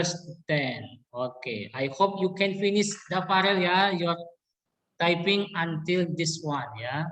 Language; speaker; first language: English; non-native, learner; Indonesian